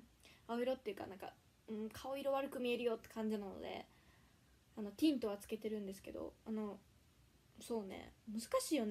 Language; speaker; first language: Japanese; native; Japanese